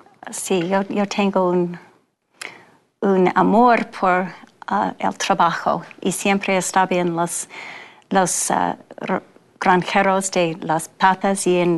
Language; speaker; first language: Spanish; non-native, fluent; English